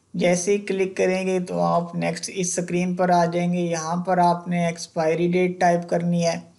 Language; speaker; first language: Hindi; non-native, local second language; Punjabi